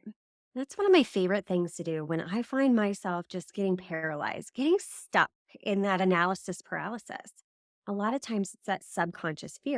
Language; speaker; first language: English; native; English